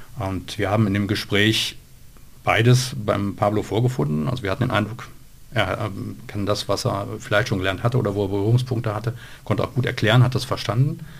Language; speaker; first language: German; native; German